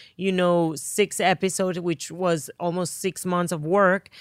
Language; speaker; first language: English; non-native, fluent; Spanish